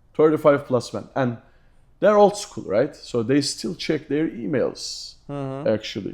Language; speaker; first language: English; non-native, fluent; Turkish